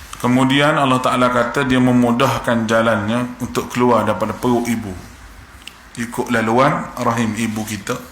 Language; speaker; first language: Malay; native; Malay